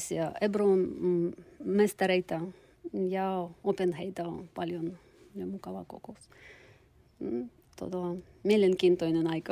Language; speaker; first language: Finnish; non-native, learner; Turkish